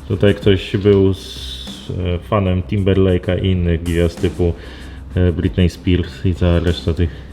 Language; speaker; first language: Polish; native; Polish